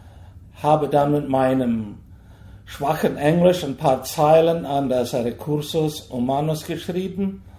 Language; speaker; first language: German; early bilingual, heritage; German